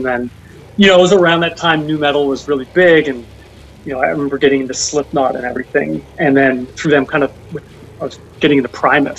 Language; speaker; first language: English; native; English